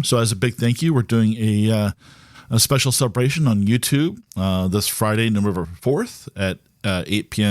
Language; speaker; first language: English; native; English